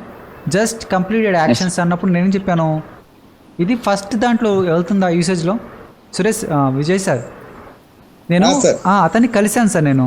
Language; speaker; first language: Telugu; native; Telugu